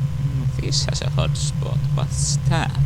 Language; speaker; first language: English; native; English